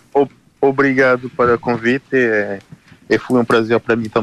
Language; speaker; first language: Portuguese; non-native, fluent; Haitian Creole